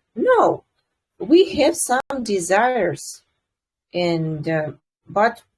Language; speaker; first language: English; non-native, fluent; Russian